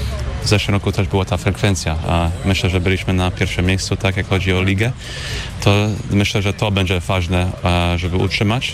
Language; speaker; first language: Polish; non-native, fluent; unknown